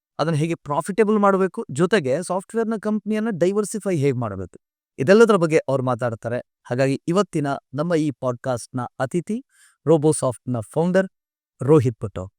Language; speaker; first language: Kannada; native; Kannada